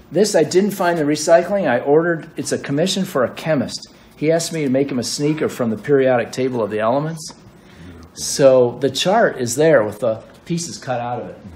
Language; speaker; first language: English; native; English